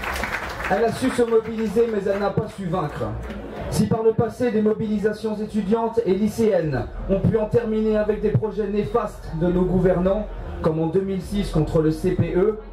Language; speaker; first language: French; native; French